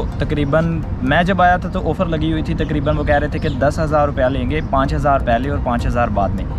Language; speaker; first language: Urdu; non-native, local second language; Punjabi